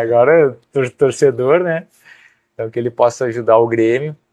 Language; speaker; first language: Portuguese; native; Portuguese